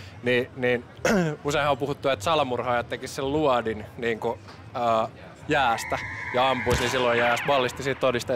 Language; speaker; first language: Finnish; native; Finnish